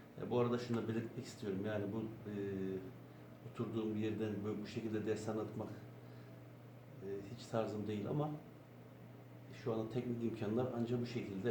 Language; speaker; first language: Turkish; native; Turkish